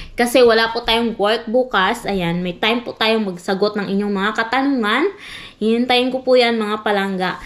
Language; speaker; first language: Filipino; non-native, local second language; Cebuano